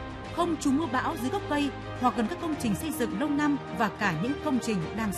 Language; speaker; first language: Vietnamese; native; Vietnamese